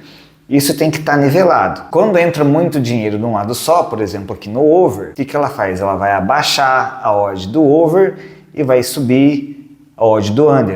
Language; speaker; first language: Portuguese; native; Portuguese